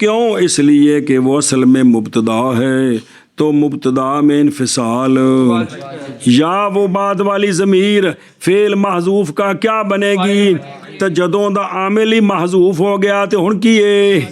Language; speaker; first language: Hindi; non-native, local second language; Punjabi